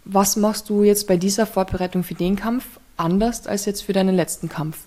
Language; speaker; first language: German; native; German